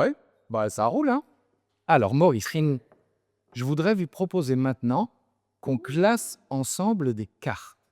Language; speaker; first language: French; native; French